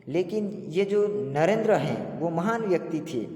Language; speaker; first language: Hindi; non-native, local second language; Gujarati